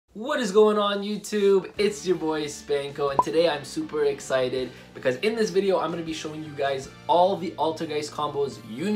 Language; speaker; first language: English; native; English